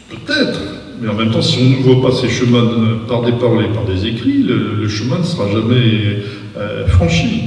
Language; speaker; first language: French; native; French